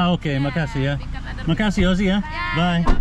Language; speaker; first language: Indonesian; non-native, learner; English